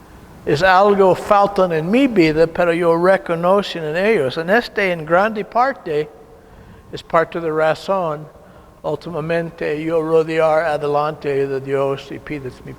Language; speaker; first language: Spanish; non-native, learner; English